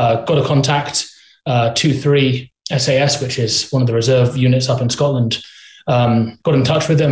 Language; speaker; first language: English; native; English